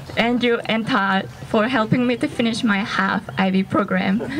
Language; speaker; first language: English; non-native, fluent; Korean